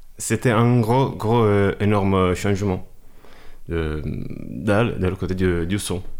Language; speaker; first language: French; non-native, fluent; Italian